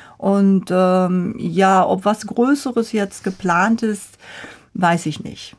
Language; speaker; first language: German; non-native, fluent; Korean